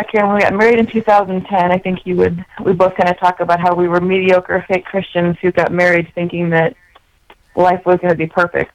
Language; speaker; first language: English; native; English